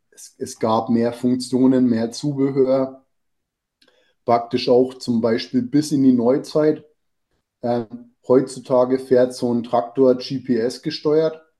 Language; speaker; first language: German; native; German